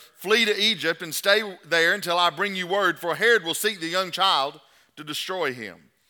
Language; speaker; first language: English; native; English